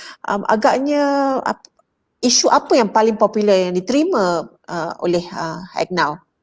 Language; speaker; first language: Malay; native; Malay